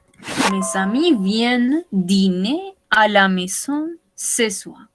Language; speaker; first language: French; non-native, learner; Spanish